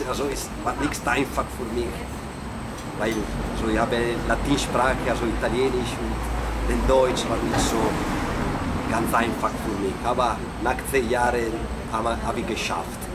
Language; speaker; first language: German; non-native, learner; Italian